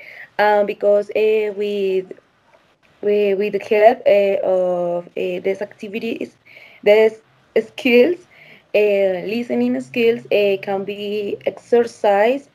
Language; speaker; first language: English; non-native, learner; Spanish